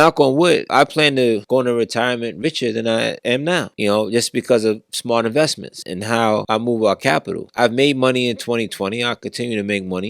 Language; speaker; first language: English; native; English